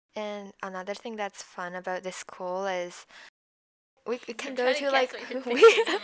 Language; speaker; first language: English; non-native, fluent; Japanese